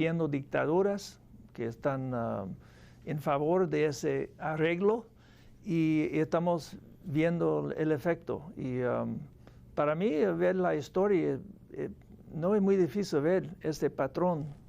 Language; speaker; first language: Spanish; non-native, fluent; English